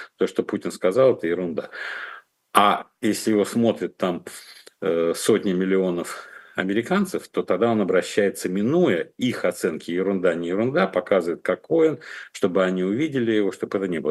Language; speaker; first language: Russian; native; Russian